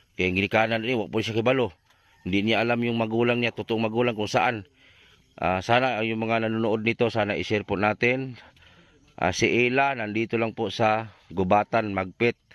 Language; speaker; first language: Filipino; non-native, local second language; Cebuano